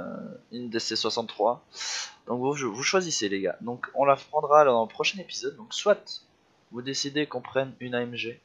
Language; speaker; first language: French; native; French